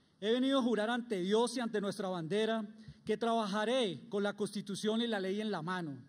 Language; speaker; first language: Spanish; native; Spanish